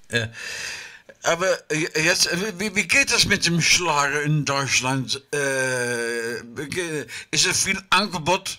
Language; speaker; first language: German; non-native, learner; Dutch